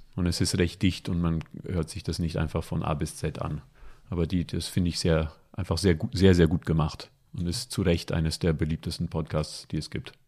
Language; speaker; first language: German; non-native, fluent; Italian